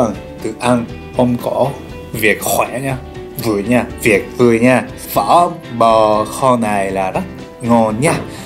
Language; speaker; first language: Vietnamese; non-native, learner; Japanese